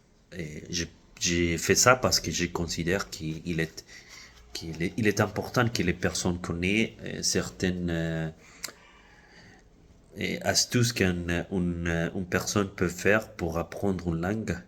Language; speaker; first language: French; non-native, fluent; Spanish